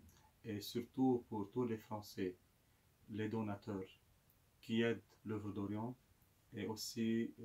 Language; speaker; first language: French; non-native, local second language; Arabic